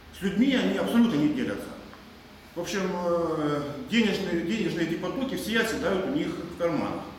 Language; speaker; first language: Russian; native; Russian